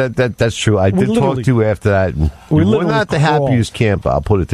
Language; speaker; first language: English; native; English